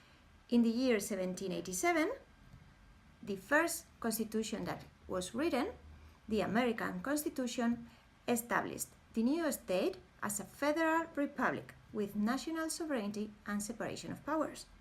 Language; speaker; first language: English; non-native, fluent; Spanish